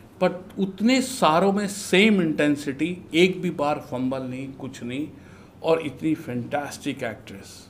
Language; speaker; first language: Hindi; native; Hindi